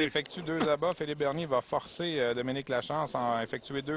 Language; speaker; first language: French; native; French